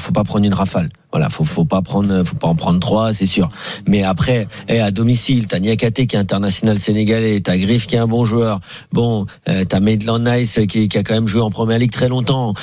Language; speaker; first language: French; native; French